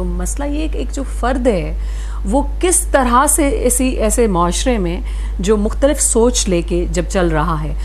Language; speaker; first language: Urdu; non-native, local second language; Sindhi